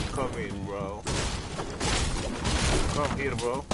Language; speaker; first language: English; non-native, learner; French